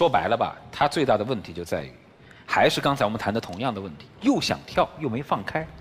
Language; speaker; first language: Chinese; native; Chinese